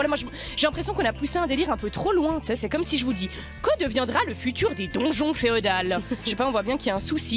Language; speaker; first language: French; native; French